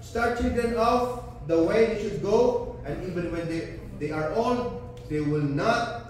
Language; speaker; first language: English; non-native, local second language; Filipino